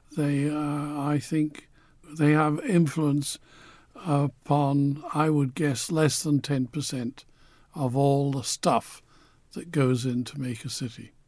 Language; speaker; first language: English; native; English